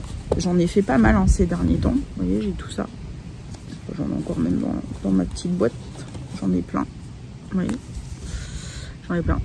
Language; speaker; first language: French; native; French